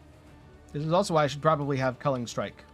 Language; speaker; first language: English; native; English